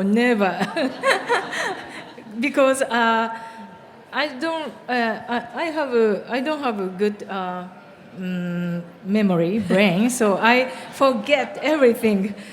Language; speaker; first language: English; non-native, learner; Japanese